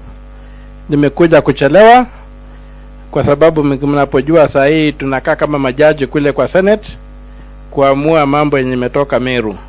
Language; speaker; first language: Swahili; non-native, local second language; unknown